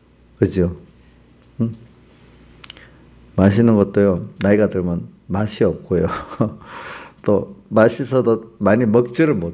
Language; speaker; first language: Korean; native; Korean